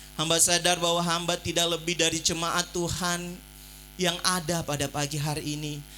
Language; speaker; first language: Indonesian; native; Indonesian